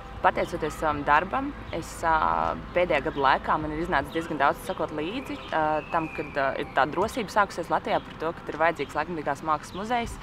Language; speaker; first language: Latvian; native; Latvian